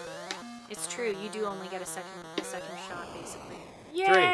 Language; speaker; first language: English; native; English